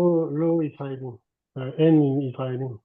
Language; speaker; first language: Hebrew; non-native, learner; French